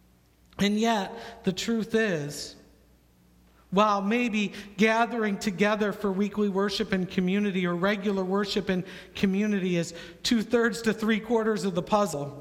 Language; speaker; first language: English; native; English